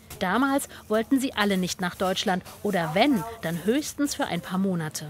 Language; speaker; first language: German; native; German